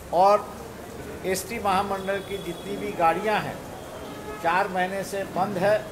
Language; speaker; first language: Hindi; non-native, local second language; Marathi